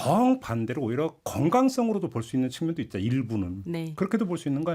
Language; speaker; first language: Korean; native; Korean